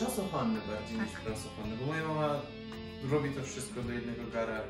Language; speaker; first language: Polish; non-native, fluent; Persian